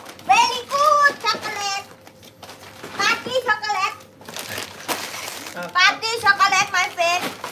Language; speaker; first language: English; non-native, learner; Thai